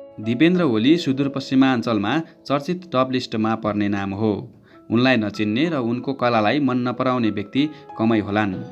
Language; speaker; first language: Nepali; native; Nepali